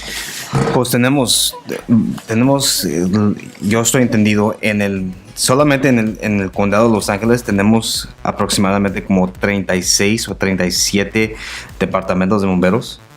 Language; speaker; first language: Spanish; non-native, local second language; English